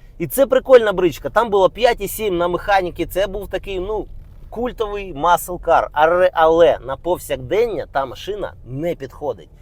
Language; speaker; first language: Ukrainian; non-native, local second language; Russian